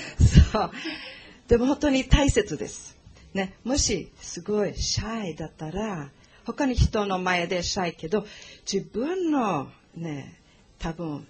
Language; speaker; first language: Japanese; non-native, learner; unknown